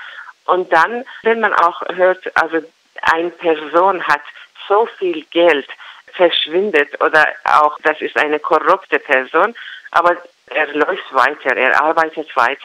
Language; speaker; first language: German; non-native, learner; Persian